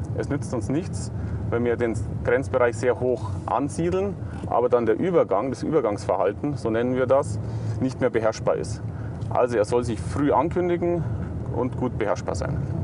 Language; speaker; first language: German; native; German